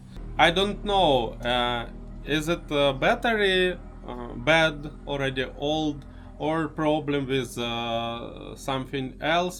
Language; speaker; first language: English; non-native, learner; Russian